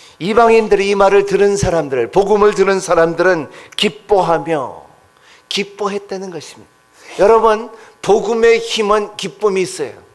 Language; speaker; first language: Korean; non-native, fluent; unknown